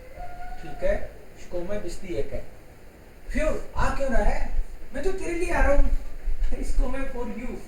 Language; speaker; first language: Hindi; native; Hindi